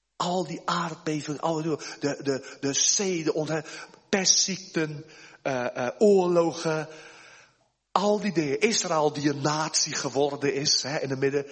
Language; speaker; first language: Dutch; early bilingual, heritage; Dutch